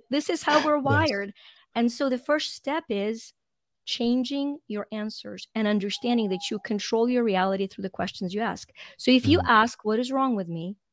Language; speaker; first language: English; non-native, fluent; Ukrainian